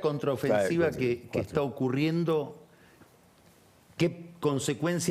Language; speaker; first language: Spanish; native; Spanish